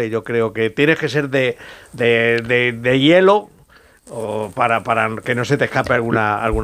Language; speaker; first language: Spanish; native; Spanish